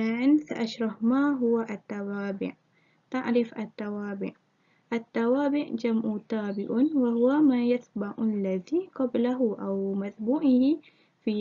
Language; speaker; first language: Arabic; non-native, learner; Malay